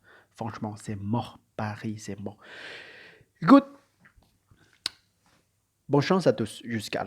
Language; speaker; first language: French; non-native, learner; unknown